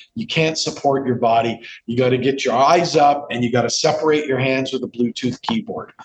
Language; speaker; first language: English; native; English